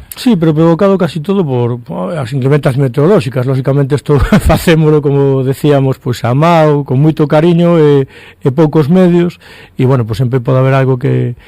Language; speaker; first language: Galician; native; Galician